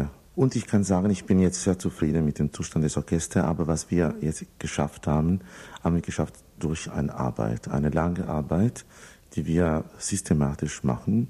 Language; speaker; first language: German; non-native, fluent; Italian